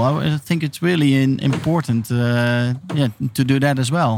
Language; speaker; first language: English; non-native, fluent; Dutch